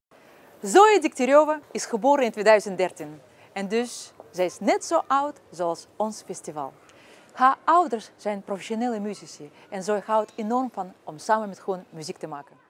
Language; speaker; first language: Dutch; non-native, fluent; Russian